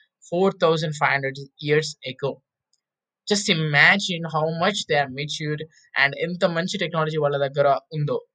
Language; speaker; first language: English; non-native, local second language; Telugu